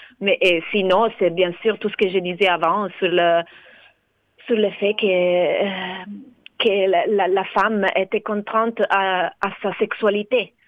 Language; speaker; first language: French; non-native, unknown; Italian